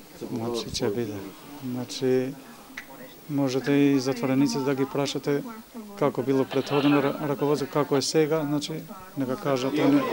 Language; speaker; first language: Macedonian; native; Macedonian